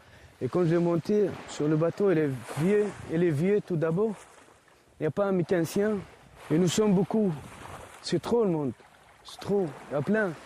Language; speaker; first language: French; non-native, learner; Arabic